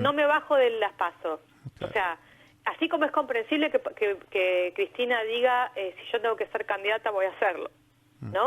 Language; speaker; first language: Spanish; native; Spanish